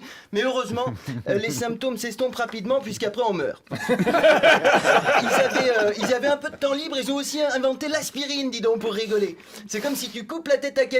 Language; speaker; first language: French; native; French